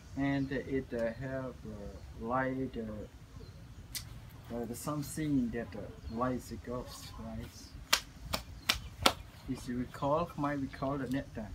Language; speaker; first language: English; non-native, learner; Khmer